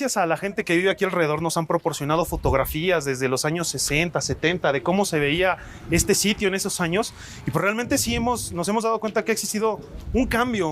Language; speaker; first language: Spanish; native; Spanish